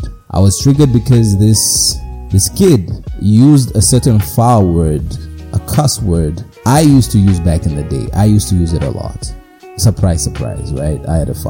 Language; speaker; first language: English; non-native, local second language; Shona